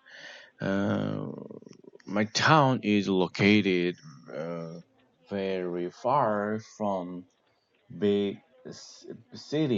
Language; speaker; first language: English; non-native, learner; Korean